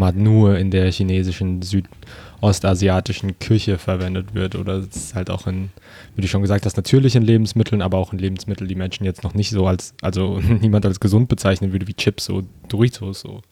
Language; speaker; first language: German; native; German